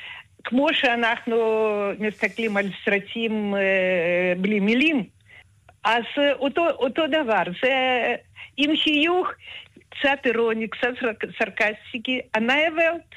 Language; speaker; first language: Hebrew; non-native, fluent; Russian